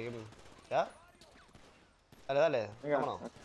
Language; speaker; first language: Spanish; native; Spanish